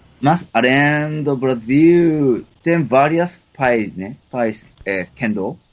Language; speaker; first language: Portuguese; non-native, learner; Japanese